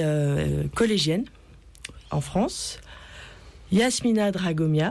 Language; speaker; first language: French; native; French